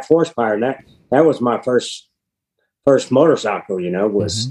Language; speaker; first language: English; native; English